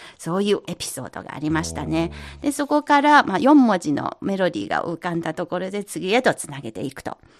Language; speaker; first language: Japanese; non-native, fluent; Chinese